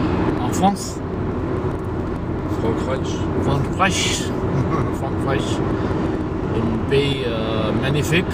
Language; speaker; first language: French; non-native, fluent; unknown